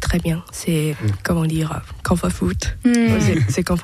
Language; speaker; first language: French; non-native, learner; Thai